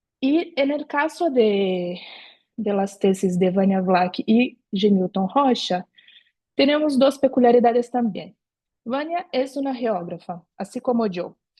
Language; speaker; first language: Spanish; non-native, fluent; Portuguese